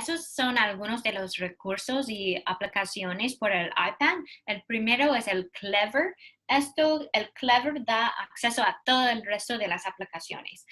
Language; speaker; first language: Spanish; non-native, learner; English